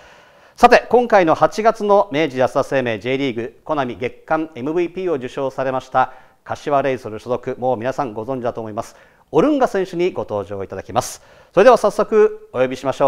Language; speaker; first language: Japanese; native; Japanese